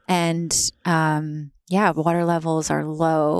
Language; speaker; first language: English; native; English